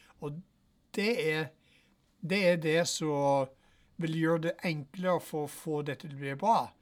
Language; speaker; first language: Norwegian; non-native, fluent; English